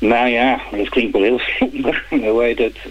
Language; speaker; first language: Dutch; native; Dutch